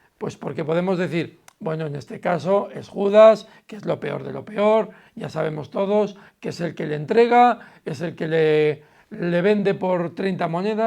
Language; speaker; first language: Spanish; native; Spanish